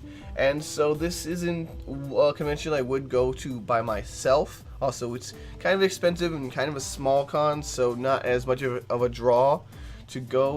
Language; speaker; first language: English; native; English